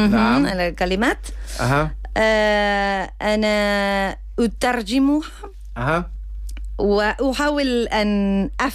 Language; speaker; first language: Arabic; non-native, learner; Spanish